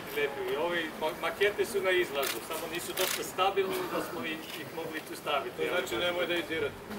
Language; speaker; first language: Serbian; non-native, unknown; English